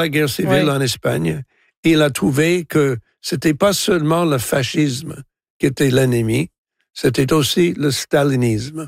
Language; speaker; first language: French; non-native, local second language; English